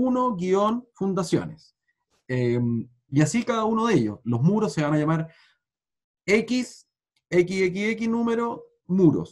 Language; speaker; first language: Spanish; native; Spanish